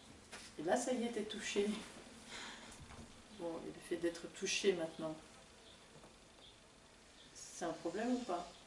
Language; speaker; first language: French; native; French